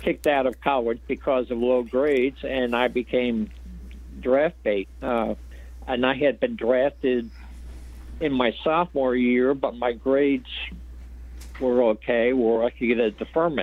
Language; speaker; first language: English; native; English